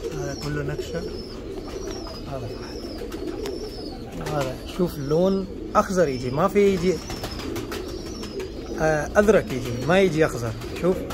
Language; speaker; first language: Arabic; non-native, learner; Urdu